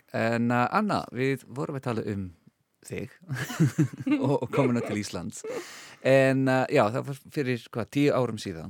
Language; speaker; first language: Icelandic; non-native, fluent; English